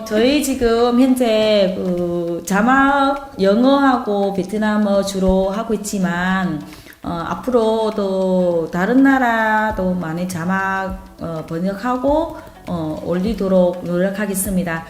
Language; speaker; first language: Korean; non-native, fluent; Vietnamese